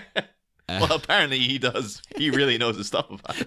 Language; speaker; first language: English; native; English